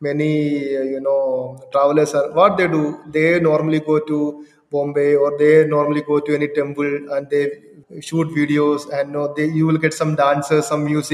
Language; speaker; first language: English; non-native, local second language; Malayalam